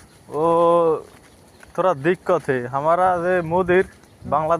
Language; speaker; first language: Hindi; non-native, learner; Bangla